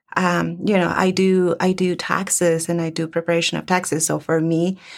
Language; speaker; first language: English; early bilingual, other home language; Spanish